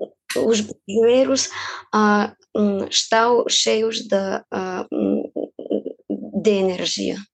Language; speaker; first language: Portuguese; non-native, fluent; Bulgarian